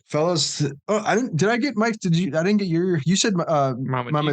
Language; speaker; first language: English; native; English